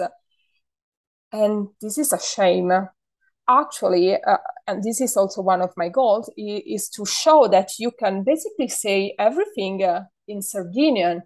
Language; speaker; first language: English; non-native, fluent; Italian